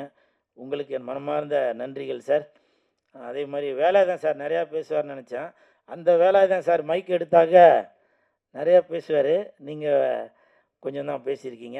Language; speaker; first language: Tamil; native; Tamil